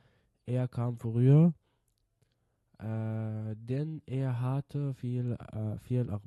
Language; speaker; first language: German; non-native, fluent; Arabic